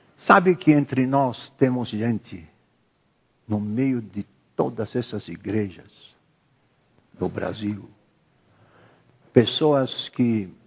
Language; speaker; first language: Portuguese; non-native, fluent; Arabic